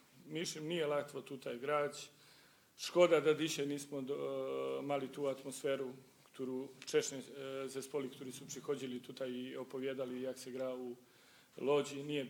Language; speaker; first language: Polish; non-native, learner; Serbian